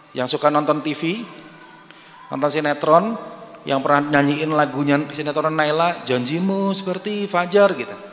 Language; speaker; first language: Indonesian; native; Indonesian